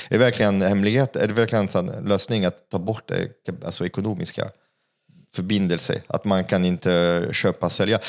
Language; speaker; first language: Swedish; non-native, fluent; French